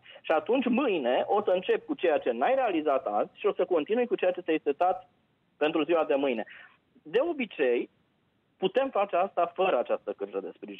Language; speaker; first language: Romanian; native; Romanian